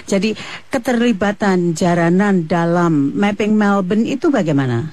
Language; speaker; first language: Indonesian; native; Indonesian